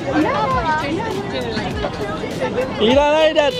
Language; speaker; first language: Japanese; non-native, fluent; Persian